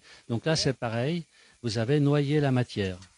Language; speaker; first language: French; native; French